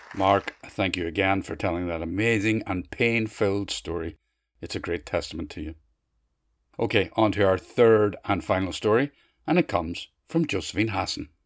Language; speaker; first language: English; native; English